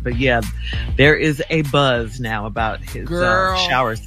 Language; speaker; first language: English; native; English